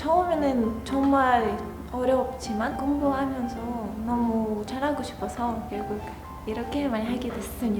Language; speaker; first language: Korean; non-native, fluent; Russian